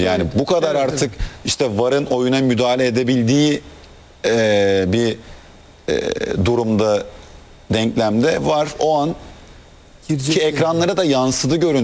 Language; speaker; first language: Turkish; native; Turkish